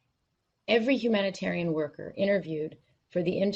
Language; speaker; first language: English; native; English